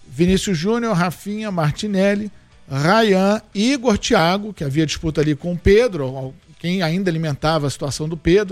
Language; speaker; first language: Portuguese; native; Portuguese